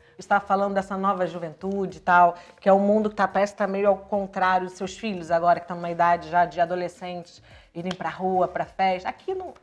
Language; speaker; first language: Portuguese; native; Portuguese